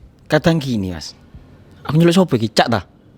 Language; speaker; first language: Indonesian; non-native, local second language; Javanese